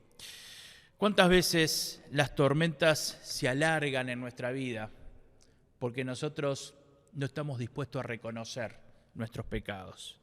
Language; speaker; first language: Spanish; native; Spanish